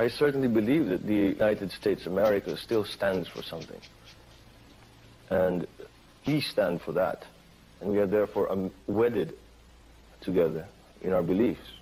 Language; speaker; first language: English; non-native, fluent; Filipino